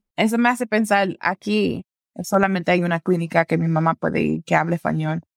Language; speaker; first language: Spanish; early bilingual, heritage; Spanish